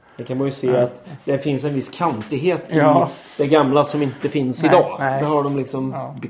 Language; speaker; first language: Swedish; native; Swedish